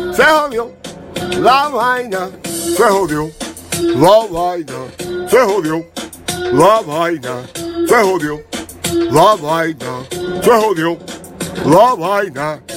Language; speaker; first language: Spanish; early bilingual, heritage; Spanish